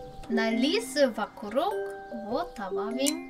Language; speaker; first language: Russian; non-native, fluent; Korean